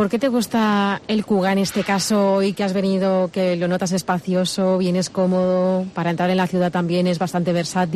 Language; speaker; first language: Spanish; native; Spanish